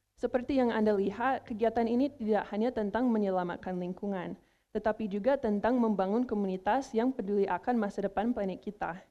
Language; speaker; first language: Indonesian; non-native, fluent; English